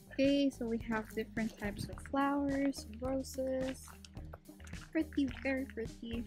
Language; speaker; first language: English; non-native, local second language; Filipino